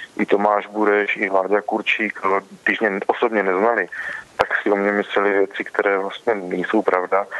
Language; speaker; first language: Czech; native; Czech